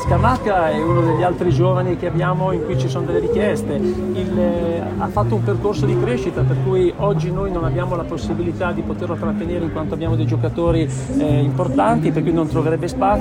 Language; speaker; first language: Italian; native; Italian